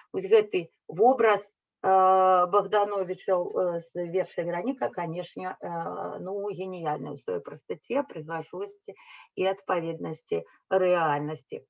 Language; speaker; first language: Belarusian; native; Belarusian